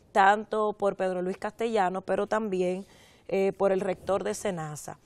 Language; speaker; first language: Spanish; native; Spanish